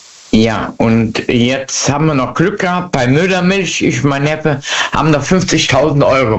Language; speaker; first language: German; native; German